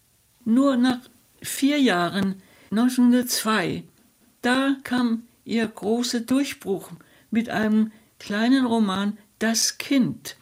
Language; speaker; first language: German; non-native, fluent; Danish